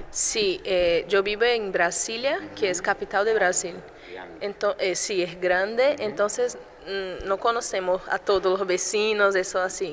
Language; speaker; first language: Spanish; non-native, fluent; Portuguese